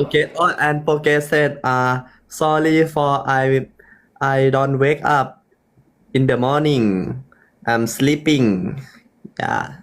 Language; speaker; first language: English; non-native, learner; Thai